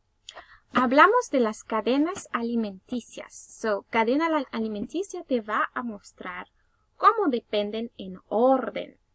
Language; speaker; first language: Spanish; early bilingual, heritage; Spanish